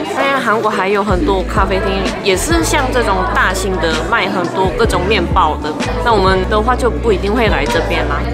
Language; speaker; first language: Chinese; non-native, fluent; Korean